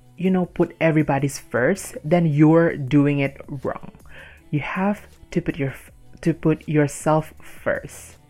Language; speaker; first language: English; non-native, fluent; Indonesian